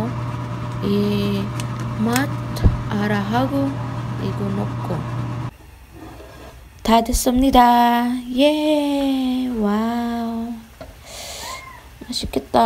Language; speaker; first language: Korean; non-native, learner; Filipino